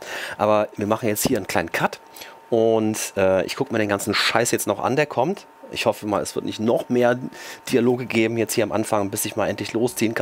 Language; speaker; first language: German; native; German